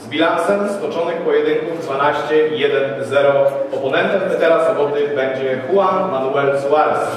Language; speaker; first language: Polish; native; Polish